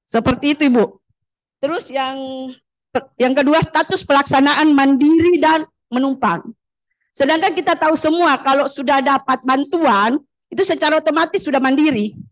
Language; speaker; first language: Indonesian; native; Indonesian